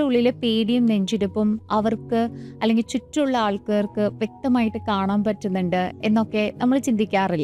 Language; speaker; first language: Malayalam; native; Malayalam